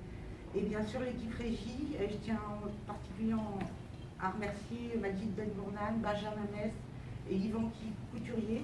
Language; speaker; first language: French; native; French